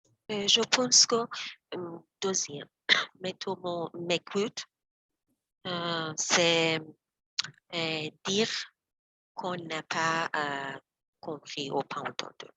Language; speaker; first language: French; non-native, learner; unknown